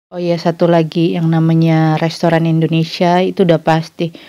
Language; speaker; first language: Indonesian; native; Indonesian